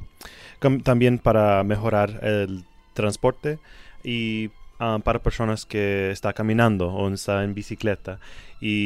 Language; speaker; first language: Spanish; non-native, learner; English